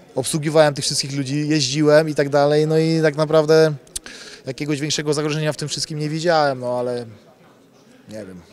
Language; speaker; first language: Polish; native; Polish